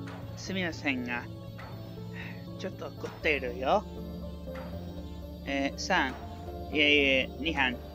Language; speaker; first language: Japanese; non-native, learner; English